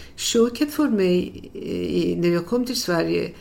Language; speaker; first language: Swedish; non-native, fluent; Persian